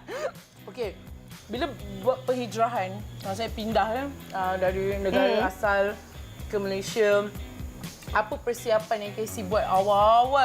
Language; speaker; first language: Malay; native; Malay